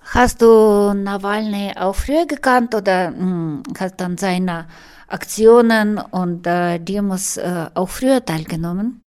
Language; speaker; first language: German; non-native, fluent; Russian